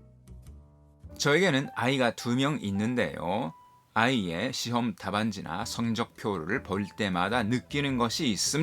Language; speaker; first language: Korean; non-native, fluent; Japanese